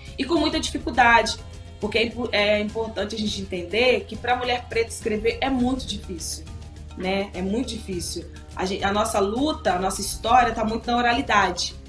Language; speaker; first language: Portuguese; native; Portuguese